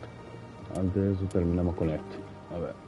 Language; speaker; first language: Spanish; non-native, fluent; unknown